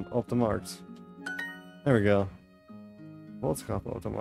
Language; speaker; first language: Dutch; non-native, learner; English